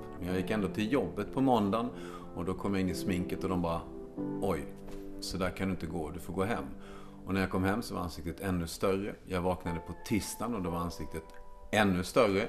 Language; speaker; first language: Swedish; native; Swedish